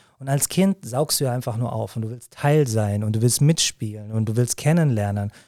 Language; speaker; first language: German; early bilingual, other home language; Arabic